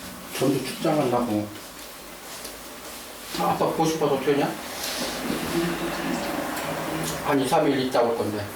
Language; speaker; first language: Korean; native; Korean